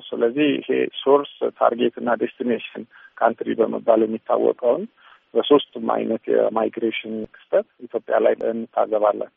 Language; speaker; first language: Amharic; native; Amharic